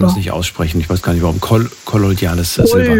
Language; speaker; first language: German; native; German